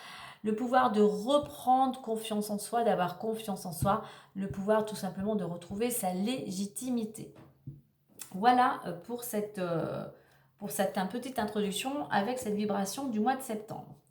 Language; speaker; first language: French; native; French